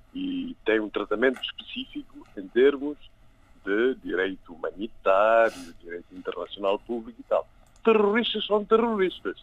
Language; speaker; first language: Portuguese; non-native, local second language; Kabuverdianu